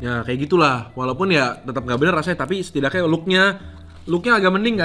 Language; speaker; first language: Indonesian; native; Indonesian